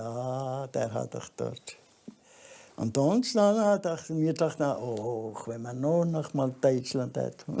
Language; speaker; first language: German; early bilingual, heritage; German